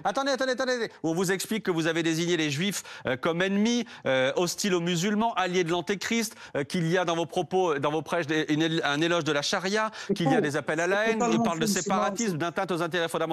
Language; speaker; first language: French; native; French